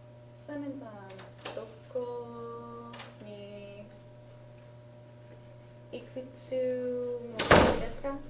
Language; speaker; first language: Japanese; non-native, learner; English